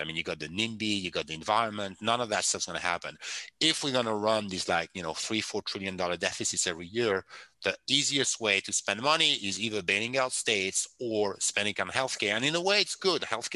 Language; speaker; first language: English; non-native, fluent; French